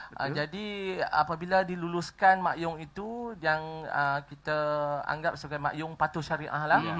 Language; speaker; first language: Malay; native; Malay